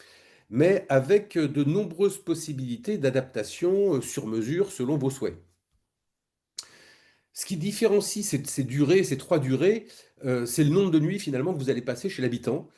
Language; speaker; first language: French; native; French